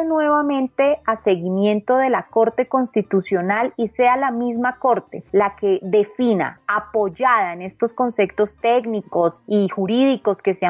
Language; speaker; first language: Spanish; native; Spanish